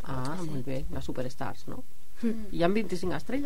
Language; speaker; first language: Catalan; native; Catalan